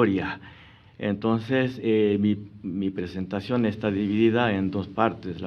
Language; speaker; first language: Spanish; non-native, fluent; Japanese